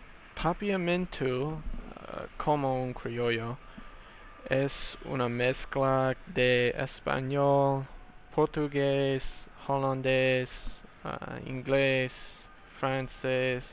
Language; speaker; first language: Spanish; non-native, learner; English